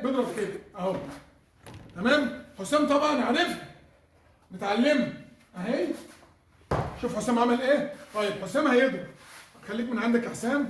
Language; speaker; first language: Arabic; native; Arabic